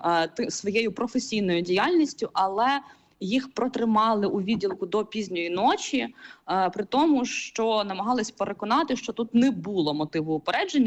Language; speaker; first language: Ukrainian; native; Ukrainian